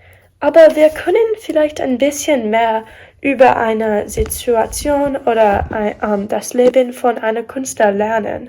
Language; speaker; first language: German; non-native, learner; English